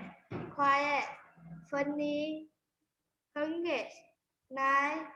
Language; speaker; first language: English; non-native, learner; Vietnamese